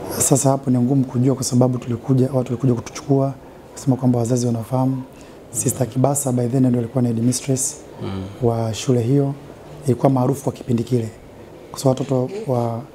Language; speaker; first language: Swahili; native; Swahili